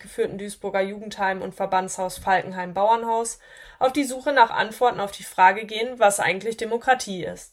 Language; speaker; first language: German; native; German